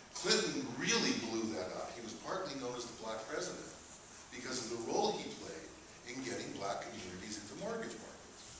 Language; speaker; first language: English; native; English